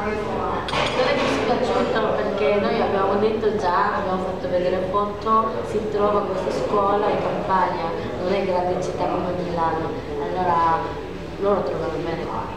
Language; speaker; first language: Italian; non-native, fluent; Korean